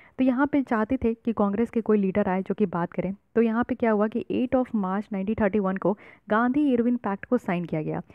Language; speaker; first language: Hindi; native; Hindi